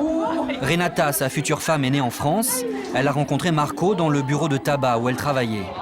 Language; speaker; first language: French; native; French